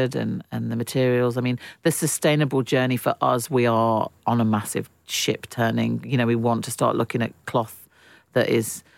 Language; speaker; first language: English; native; English